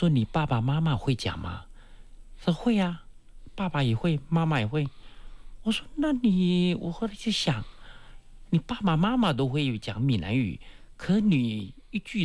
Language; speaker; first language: Chinese; non-native, local second language; Min Nan Chinese